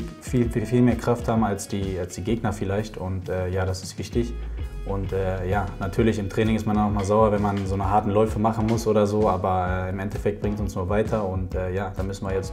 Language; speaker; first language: German; native; German